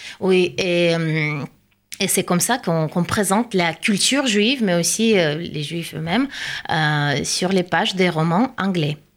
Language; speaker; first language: French; non-native, fluent; Russian